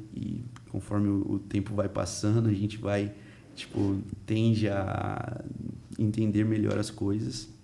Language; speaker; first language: Portuguese; early bilingual, heritage; Portuguese